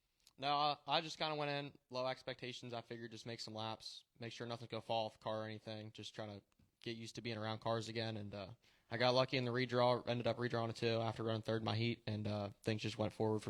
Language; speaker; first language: English; native; English